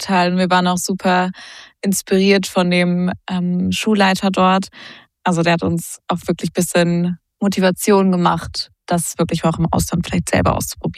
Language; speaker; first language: German; native; German